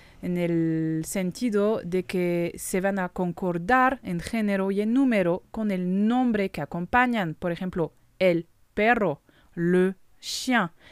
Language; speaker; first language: Spanish; non-native, fluent; French